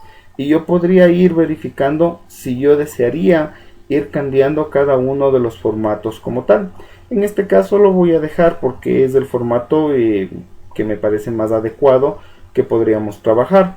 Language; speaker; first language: Spanish; native; Spanish